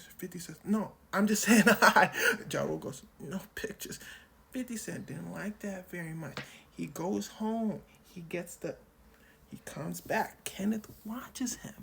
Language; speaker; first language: English; native; English